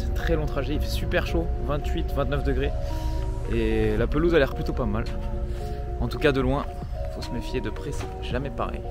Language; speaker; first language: French; native; French